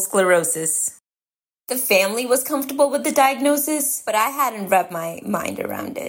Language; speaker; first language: English; early bilingual, other home language; Gujarati